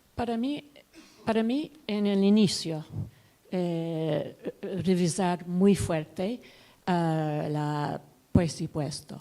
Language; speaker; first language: Spanish; non-native, learner; English